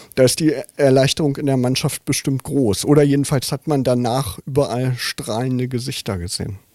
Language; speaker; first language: German; native; German